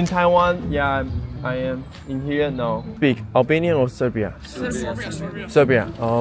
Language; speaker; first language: English; non-native, learner; Chinese